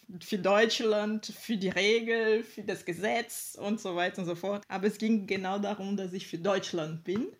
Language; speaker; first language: German; non-native, fluent; Portuguese